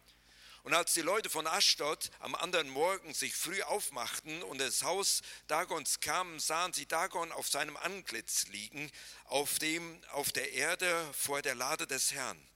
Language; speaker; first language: German; native; German